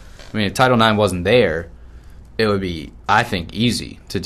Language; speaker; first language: English; native; English